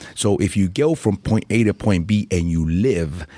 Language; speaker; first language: English; native; English